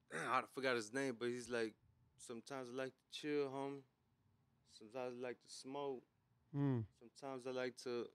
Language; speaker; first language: English; native; English